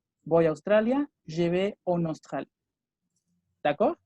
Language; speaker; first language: French; non-native, fluent; Spanish